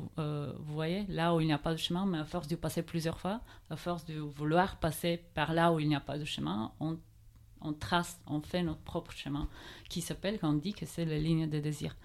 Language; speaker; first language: French; non-native, fluent; Bulgarian